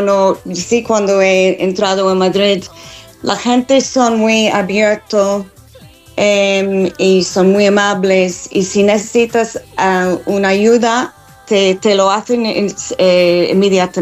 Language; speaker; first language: Spanish; non-native, fluent; English